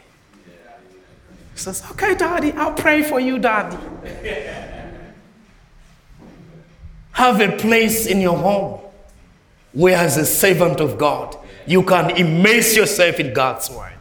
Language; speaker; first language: English; non-native, local second language; Nyanja